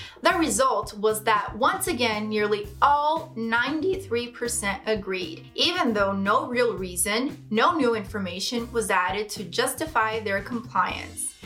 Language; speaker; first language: English; non-native, fluent; Portuguese